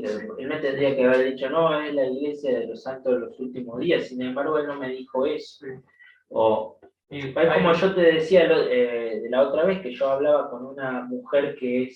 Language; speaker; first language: Spanish; native; Spanish